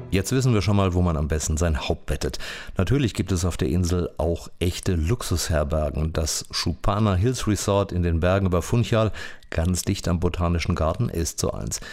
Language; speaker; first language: German; native; German